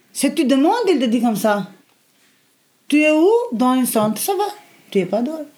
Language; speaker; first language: French; non-native, learner; Albanian